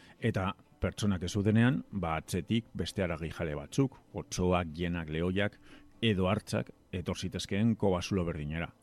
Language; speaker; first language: Basque; non-native, local second language; Spanish